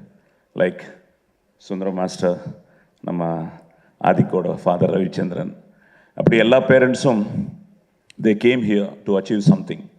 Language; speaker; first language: Tamil; non-native, local second language; Telugu